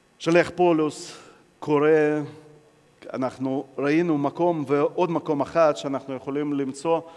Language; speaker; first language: Hebrew; non-native, fluent; Russian